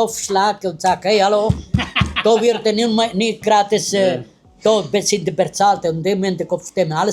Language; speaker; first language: German; non-native, learner; Italian